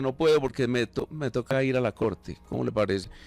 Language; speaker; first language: Spanish; native; Spanish